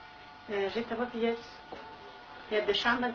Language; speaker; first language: French; non-native, learner; Kabyle